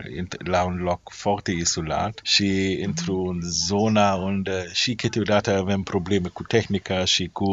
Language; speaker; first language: Romanian; non-native, learner; German